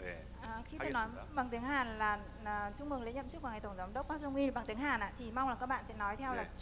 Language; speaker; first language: Vietnamese; native; Vietnamese